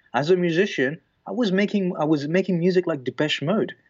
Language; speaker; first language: English; non-native, fluent; Greek